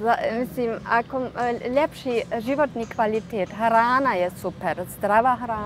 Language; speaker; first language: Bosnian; early bilingual, heritage; Bosnian